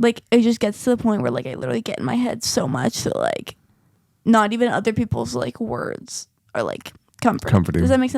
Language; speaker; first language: English; native; English